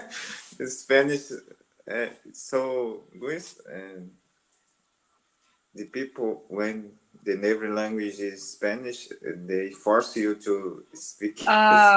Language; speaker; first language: English; non-native, learner; Portuguese